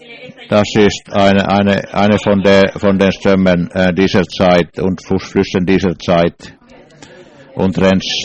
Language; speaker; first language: German; non-native, learner; English